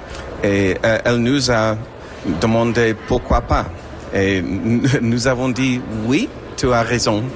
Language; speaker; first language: French; non-native, fluent; English